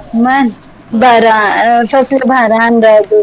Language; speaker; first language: Persian; non-native, learner; Urdu